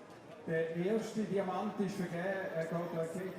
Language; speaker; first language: German; native; German